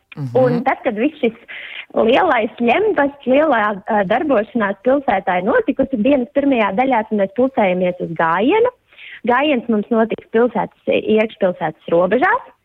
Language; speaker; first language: Latvian; early bilingual, heritage; Latvian